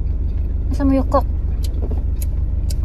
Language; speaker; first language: Chinese; non-native, learner; Filipino